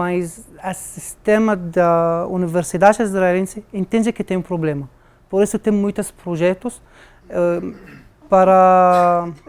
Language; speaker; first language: Portuguese; non-native, learner; Arabic